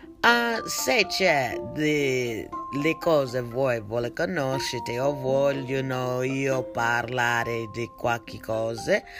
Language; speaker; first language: Italian; non-native, learner; English